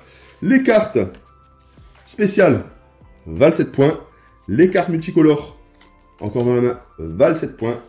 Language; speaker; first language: French; native; French